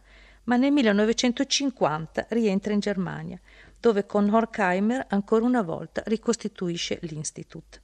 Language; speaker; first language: Italian; native; Italian